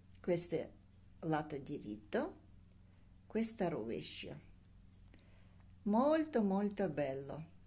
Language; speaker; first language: Italian; non-native, learner; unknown